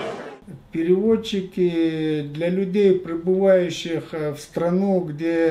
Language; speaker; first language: Russian; non-native, fluent; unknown